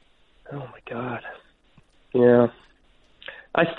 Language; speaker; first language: English; native; English